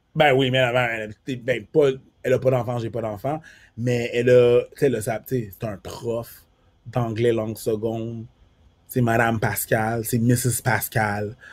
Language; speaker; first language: French; early bilingual, other home language; Haitian Creole